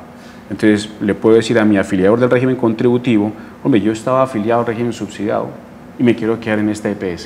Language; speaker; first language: Spanish; native; Spanish